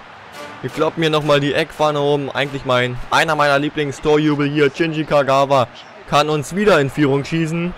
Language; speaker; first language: German; native; German